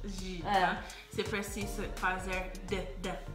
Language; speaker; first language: Portuguese; non-native, fluent; English